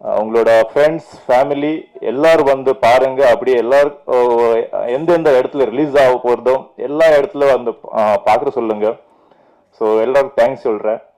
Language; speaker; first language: Tamil; non-native, fluent; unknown